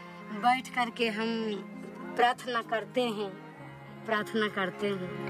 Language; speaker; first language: Hindi; non-native, local second language; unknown